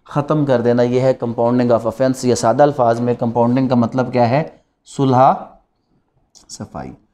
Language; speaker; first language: Urdu; non-native, local second language; Punjabi